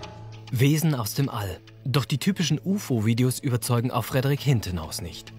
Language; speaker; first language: German; native; German